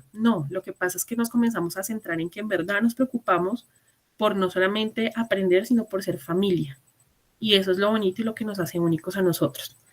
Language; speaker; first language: Spanish; native; Spanish